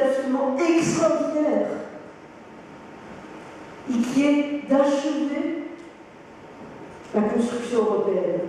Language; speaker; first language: French; native; French